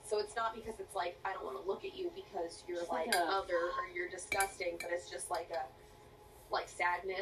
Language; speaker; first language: English; native; English